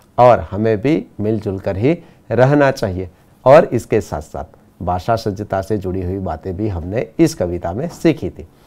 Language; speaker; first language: Hindi; non-native, local second language; Gujarati